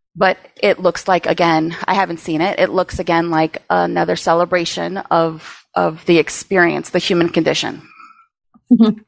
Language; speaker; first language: English; early bilingual, other home language; Spanish